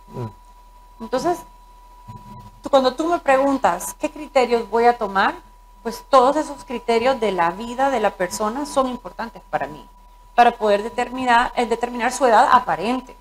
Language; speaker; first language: Spanish; native; Spanish